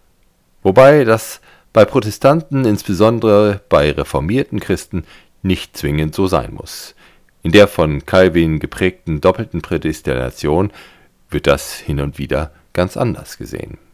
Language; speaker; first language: German; native; German